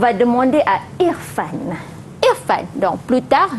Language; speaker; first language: French; non-native, fluent; Malay